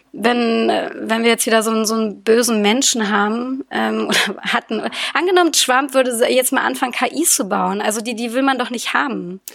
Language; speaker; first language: German; native; German